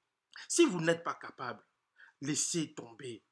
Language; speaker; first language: French; non-native, local second language; Lingala